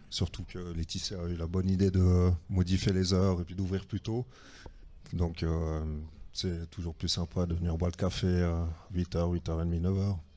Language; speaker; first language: French; native; French